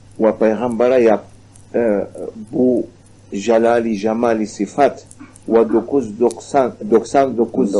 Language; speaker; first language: Turkish; non-native, learner; Arabic